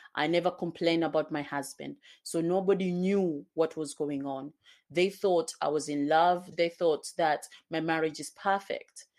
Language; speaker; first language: English; non-native, local second language; Swahili